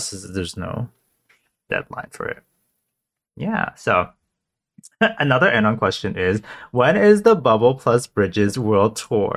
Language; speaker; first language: English; non-native, local second language; Cantonese